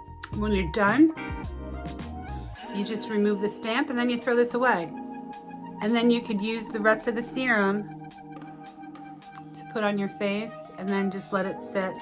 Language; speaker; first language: English; native; English